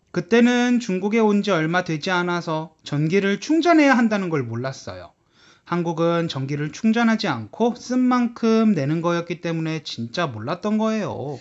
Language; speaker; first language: Korean; native; Korean